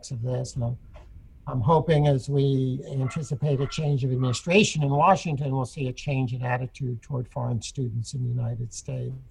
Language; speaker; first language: English; native; English